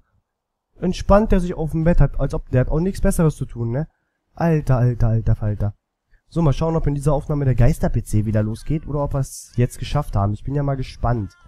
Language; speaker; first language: German; native; German